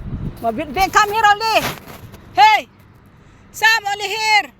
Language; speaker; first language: English; non-native, learner; Filipino